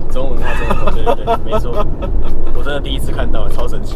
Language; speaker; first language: Chinese; native; Chinese